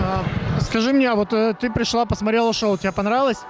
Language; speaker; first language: Russian; native; Russian